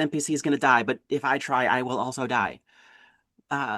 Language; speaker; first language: English; native; English